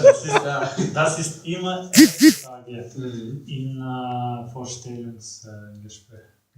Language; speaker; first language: German; non-native, learner; Slovenian